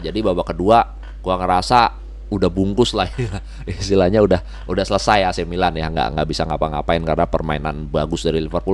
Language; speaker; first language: Indonesian; native; Indonesian